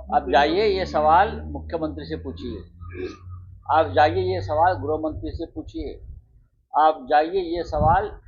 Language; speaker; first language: Hindi; non-native, local second language; Marathi